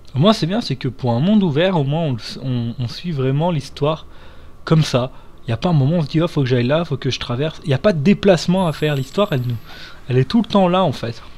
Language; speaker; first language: French; native; French